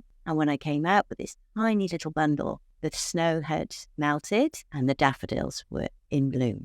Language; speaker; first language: English; native; English